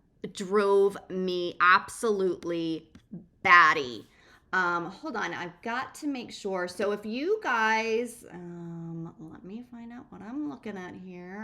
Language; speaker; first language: English; native; English